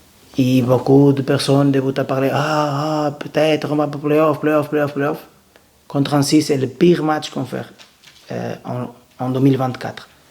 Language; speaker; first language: French; non-native, learner; Portuguese